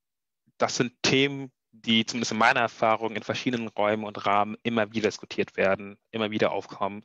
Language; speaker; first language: German; native; German